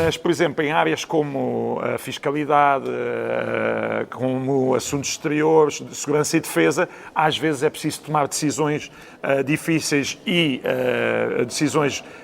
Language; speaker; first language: Portuguese; native; Portuguese